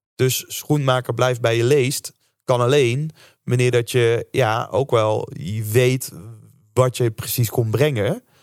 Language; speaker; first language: Dutch; native; Dutch